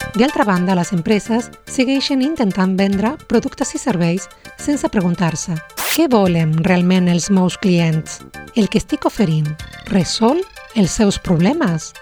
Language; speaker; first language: Catalan; non-native, fluent; Spanish